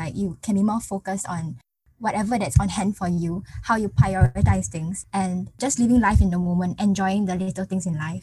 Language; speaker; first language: English; native; English